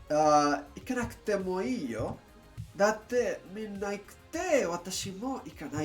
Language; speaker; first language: Japanese; non-native, learner; English